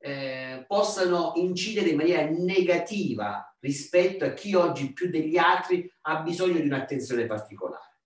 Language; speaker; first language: Italian; native; Italian